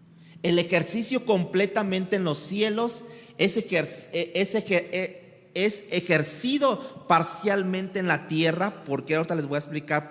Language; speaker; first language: Spanish; native; Spanish